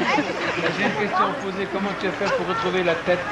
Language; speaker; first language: French; native; French